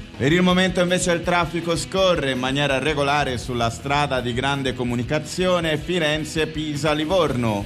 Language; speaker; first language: Italian; native; Italian